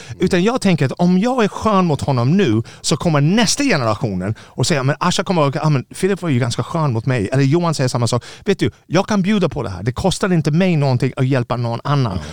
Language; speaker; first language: Swedish; non-native, fluent; English